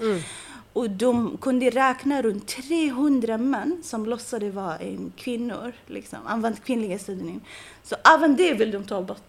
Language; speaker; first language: Swedish; non-native, fluent; Arabic